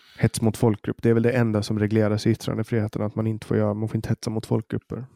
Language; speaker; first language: Swedish; native; Swedish